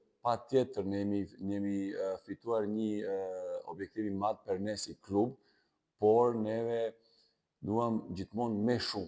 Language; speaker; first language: Albanian; non-native, learner; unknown